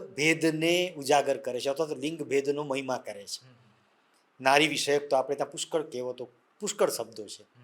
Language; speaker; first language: Gujarati; non-native, local second language; Vasavi